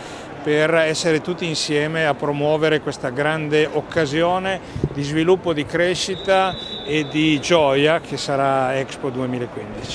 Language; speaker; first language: Italian; native; Italian